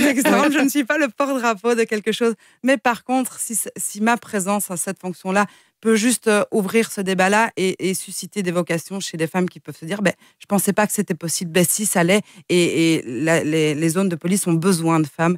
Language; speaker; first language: French; native; French